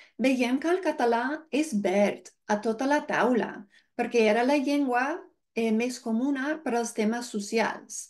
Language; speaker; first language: Catalan; non-native, fluent; English